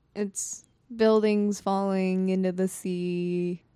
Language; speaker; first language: English; non-native, fluent; Japanese